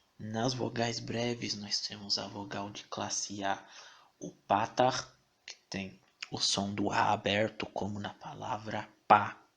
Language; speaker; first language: Portuguese; native; Portuguese